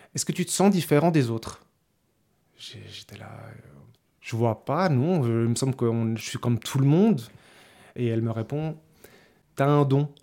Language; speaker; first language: French; early bilingual, other home language; Spanish